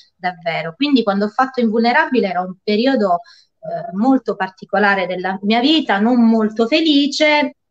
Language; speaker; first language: Italian; native; Italian